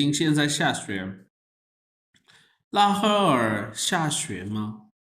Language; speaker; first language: Chinese; non-native, learner; Urdu